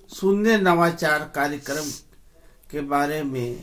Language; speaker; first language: Hindi; native; Hindi